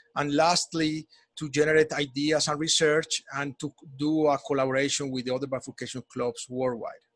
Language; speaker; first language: English; non-native, fluent; Spanish